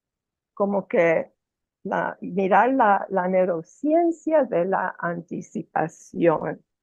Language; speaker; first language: Spanish; non-native, fluent; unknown